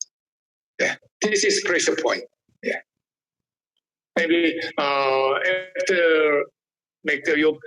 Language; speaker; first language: English; non-native, learner; Korean